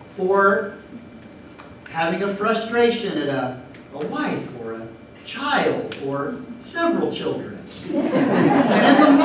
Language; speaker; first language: English; native; English